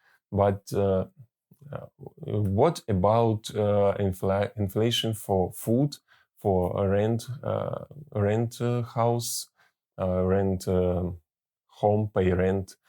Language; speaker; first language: English; non-native, learner; Russian